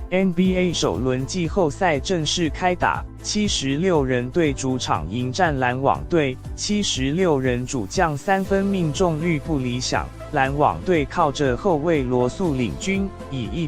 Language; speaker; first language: Chinese; native; Chinese